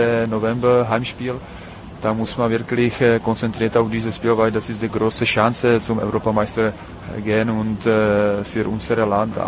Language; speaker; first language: German; non-native, fluent; Czech